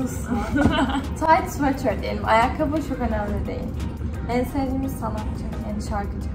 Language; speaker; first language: Turkish; early bilingual, heritage; Turkish